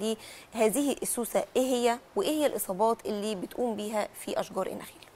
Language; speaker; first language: Arabic; native; Arabic